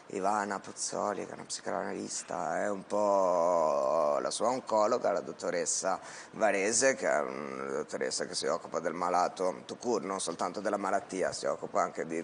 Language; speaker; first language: Italian; native; Italian